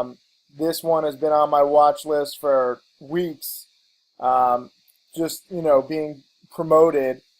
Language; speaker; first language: English; native; English